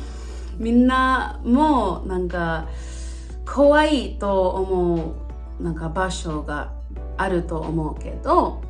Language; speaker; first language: Japanese; non-native, learner; English